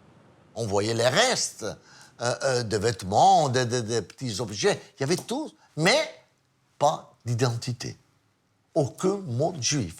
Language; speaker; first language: French; non-native, fluent; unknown